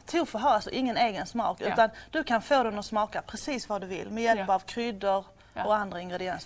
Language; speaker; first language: Swedish; native; Swedish